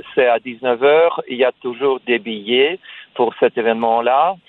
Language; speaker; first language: French; non-native, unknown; Russian